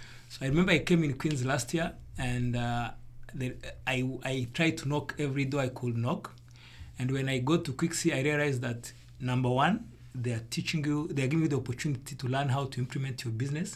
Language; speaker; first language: English; non-native, local second language; Kinyarwanda